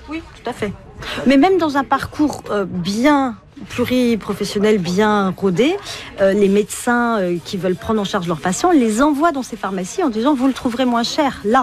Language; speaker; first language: French; native; French